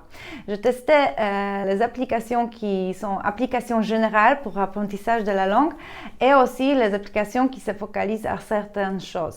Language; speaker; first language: French; non-native, fluent; Polish